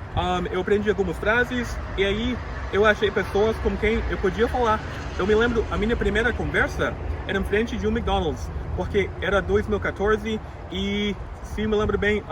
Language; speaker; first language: Portuguese; non-native, fluent; English